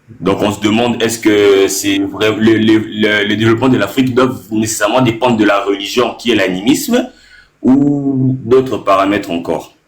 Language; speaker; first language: French; non-native, local second language; Lingala